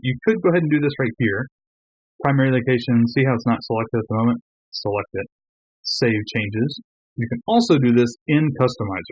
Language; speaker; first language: English; native; English